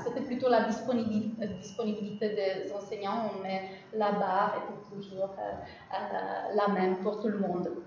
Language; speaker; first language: French; non-native, fluent; Czech